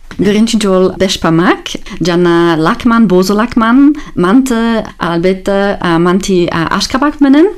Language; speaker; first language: Kyrgyz; non-native, learner; German